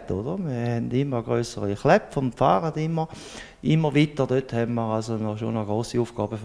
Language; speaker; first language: German; native; German